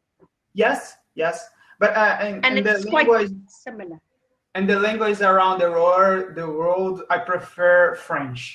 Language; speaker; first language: English; non-native, learner; Portuguese